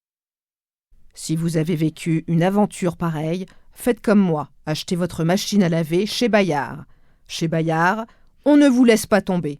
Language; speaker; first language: French; native; French